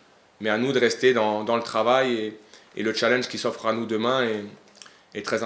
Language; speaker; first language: French; native; French